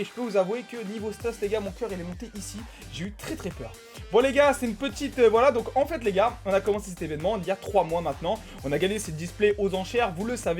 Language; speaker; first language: French; native; French